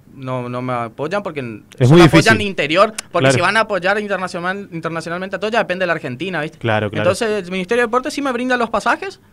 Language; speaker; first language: Spanish; native; Spanish